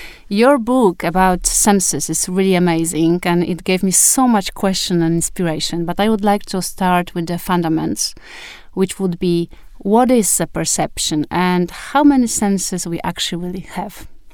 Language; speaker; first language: English; non-native, fluent; Polish